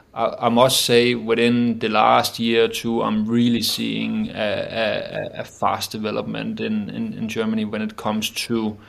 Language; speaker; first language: English; non-native, fluent; Danish